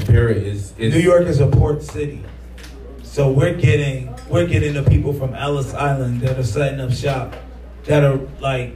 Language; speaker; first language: English; native; English